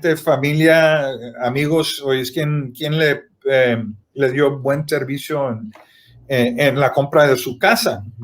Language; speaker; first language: Spanish; early bilingual, heritage; Spanish